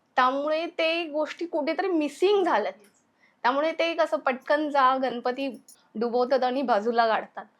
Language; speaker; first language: Marathi; native; Marathi